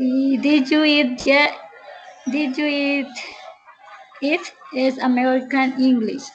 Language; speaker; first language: English; non-native, learner; Spanish